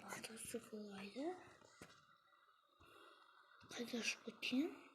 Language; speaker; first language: Turkish; non-native, learner; Kazakh